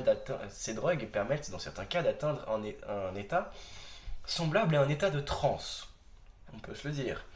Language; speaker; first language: French; native; French